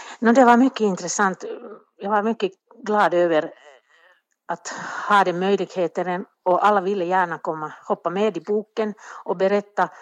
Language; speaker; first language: Swedish; non-native, local second language; Finnish